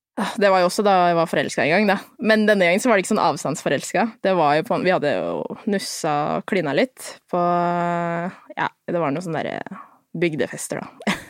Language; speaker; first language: Norwegian; early bilingual, other home language; Filipino